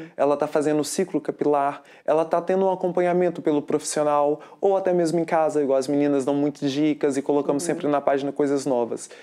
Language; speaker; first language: Portuguese; native; Portuguese